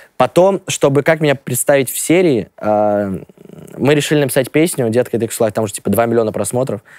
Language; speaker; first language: Russian; native; Russian